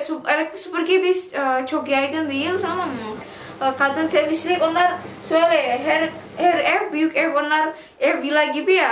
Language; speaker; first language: Turkish; non-native, learner; Indonesian